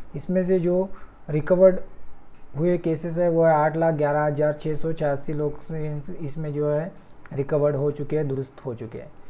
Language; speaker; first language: Hindi; non-native, local second language; Marathi